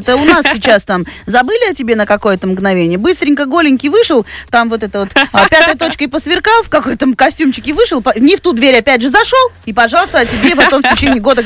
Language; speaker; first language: Russian; native; Russian